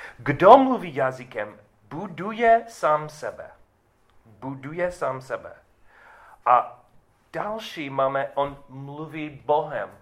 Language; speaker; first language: Czech; non-native, learner; English